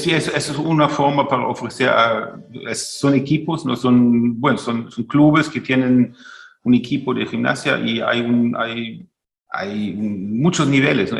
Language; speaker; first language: Spanish; non-native, fluent; German